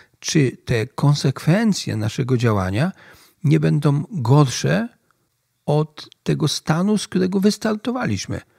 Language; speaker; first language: Polish; native; Polish